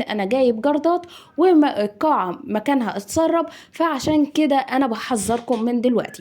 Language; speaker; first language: Arabic; native; Arabic